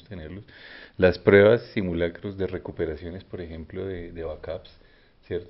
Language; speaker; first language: Spanish; native; Spanish